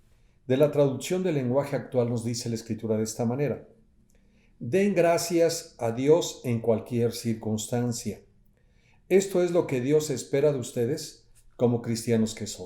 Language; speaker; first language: Spanish; native; Spanish